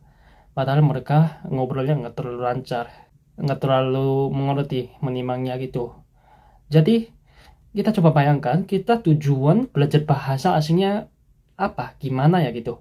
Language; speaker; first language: Indonesian; non-native, fluent; Korean